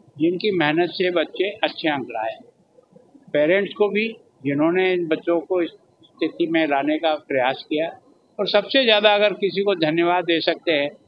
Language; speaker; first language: Hindi; native; Hindi